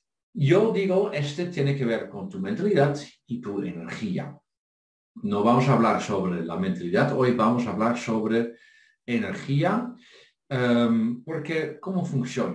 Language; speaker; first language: Spanish; non-native, fluent; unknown